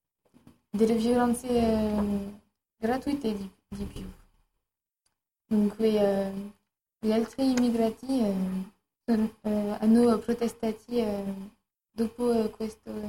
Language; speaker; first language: Italian; non-native, learner; French